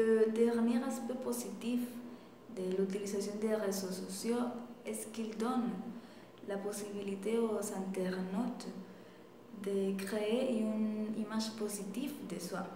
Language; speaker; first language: French; non-native, fluent; Spanish